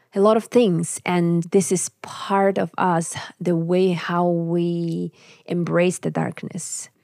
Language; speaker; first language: English; non-native, fluent; Russian